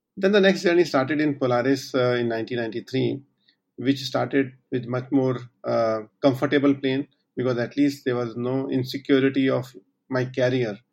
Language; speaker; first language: English; non-native, local second language; Hindi